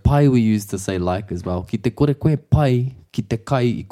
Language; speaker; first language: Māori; non-native, local second language; English